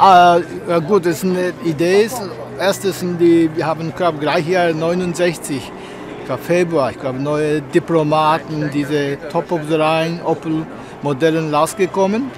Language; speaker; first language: German; non-native, learner; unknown